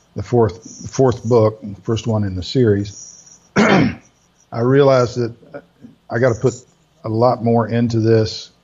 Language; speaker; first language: English; native; English